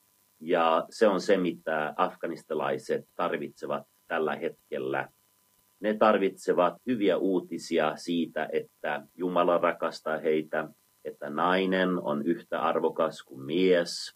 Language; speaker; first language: Finnish; non-native, fluent; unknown